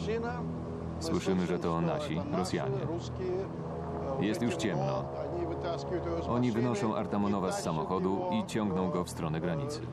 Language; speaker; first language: Polish; native; Polish